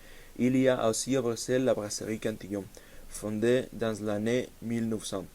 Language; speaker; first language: French; non-native, learner; Spanish